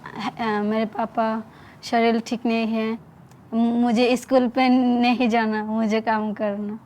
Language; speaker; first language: Hindi; non-native, learner; Bangla